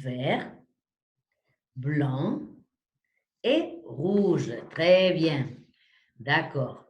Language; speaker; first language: French; non-native, fluent; Spanish